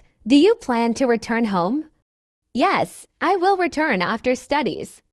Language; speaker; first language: English; non-native, fluent; Burmese